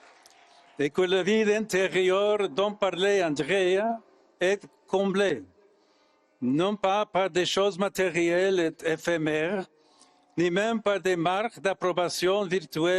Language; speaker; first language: French; non-native, fluent; English